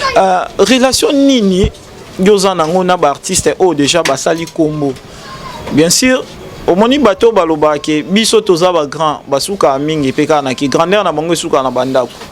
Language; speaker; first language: Lingala; native; Lingala